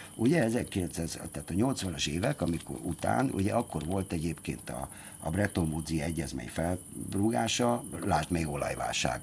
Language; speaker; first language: Hungarian; native; Hungarian